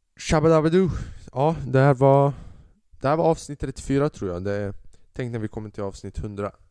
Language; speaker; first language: Swedish; early bilingual, other home language; Albanian